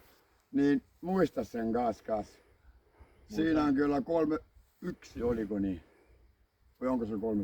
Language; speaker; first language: Finnish; non-native, learner; Estonian